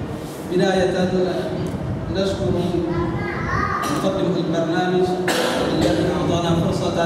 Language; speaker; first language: Arabic; non-native, fluent; Indonesian